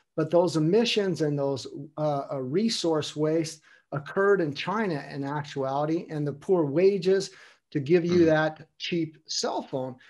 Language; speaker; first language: English; native; English